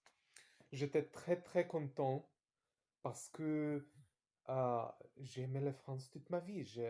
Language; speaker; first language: French; non-native, fluent; Serbian